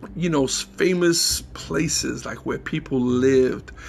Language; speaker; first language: English; native; English